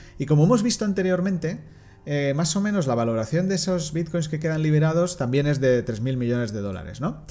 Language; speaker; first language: Spanish; non-native, local second language; Catalan